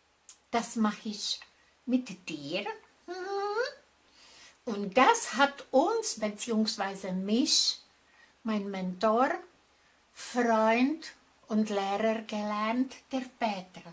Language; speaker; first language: German; non-native, fluent; Czech